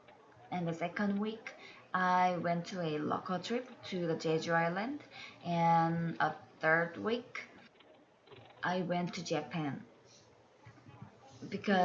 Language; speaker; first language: English; non-native, learner; Korean